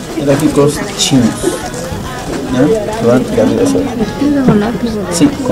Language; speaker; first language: Spanish; native; Spanish